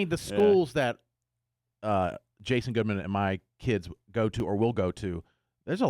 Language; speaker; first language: English; native; English